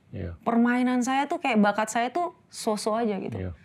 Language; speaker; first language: Indonesian; native; Indonesian